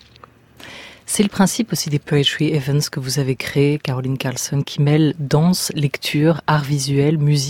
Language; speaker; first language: French; native; French